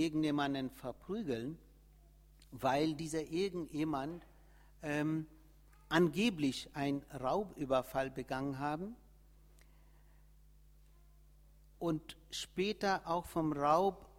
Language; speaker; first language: German; non-native, fluent; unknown